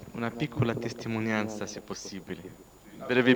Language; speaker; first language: Italian; non-native, fluent; Arabic